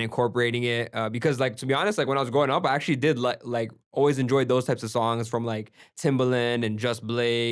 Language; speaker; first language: English; early bilingual, other home language; Gujarati